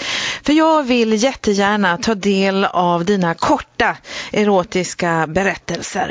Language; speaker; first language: Swedish; native; Swedish